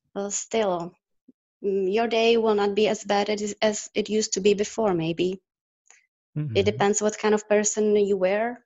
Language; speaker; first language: English; non-native, fluent; Czech